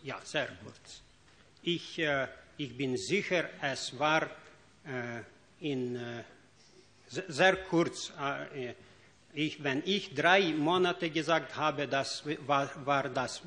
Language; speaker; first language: German; non-native, fluent; Ukrainian